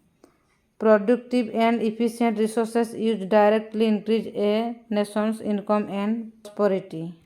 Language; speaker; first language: English; non-native, local second language; Odia